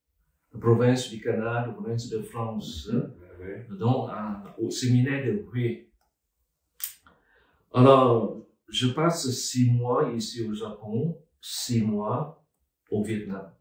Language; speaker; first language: French; non-native, fluent; Vietnamese